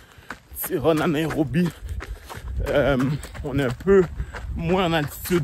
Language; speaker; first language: French; native; French